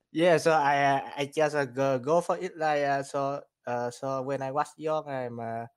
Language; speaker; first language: English; non-native, learner; Vietnamese